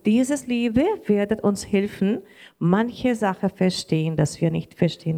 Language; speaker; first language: German; non-native, learner; Portuguese